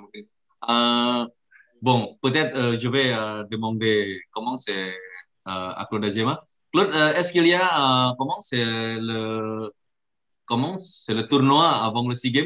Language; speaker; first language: French; non-native, learner; Indonesian